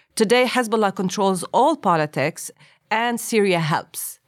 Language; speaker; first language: English; non-native, fluent; Arabic